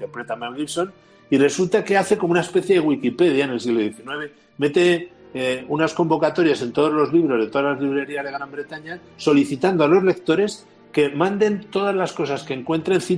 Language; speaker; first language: Spanish; native; Spanish